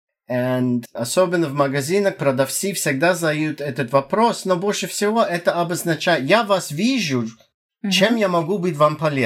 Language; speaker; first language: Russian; non-native, fluent; English